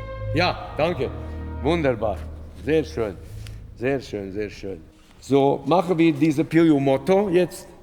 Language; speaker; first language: German; non-native, fluent; Latvian